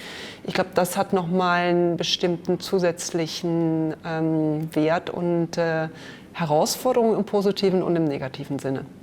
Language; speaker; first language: German; native; German